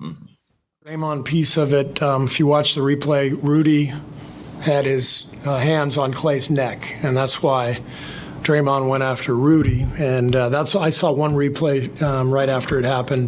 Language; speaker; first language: English; native; English